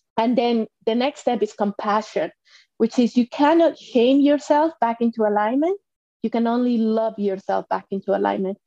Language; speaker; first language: English; non-native, fluent; Spanish